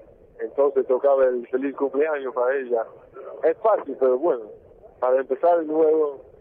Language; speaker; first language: Spanish; non-native, fluent; English